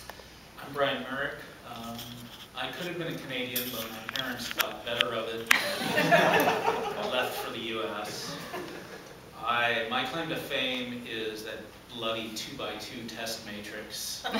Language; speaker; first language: English; native; English